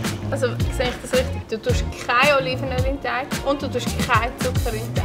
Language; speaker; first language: German; native; German